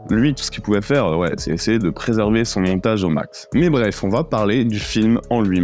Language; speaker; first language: French; native; French